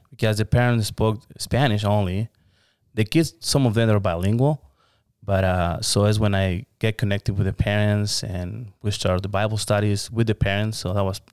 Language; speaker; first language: English; non-native, learner; Spanish